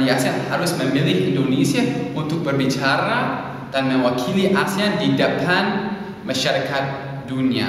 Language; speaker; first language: Indonesian; non-native, learner; English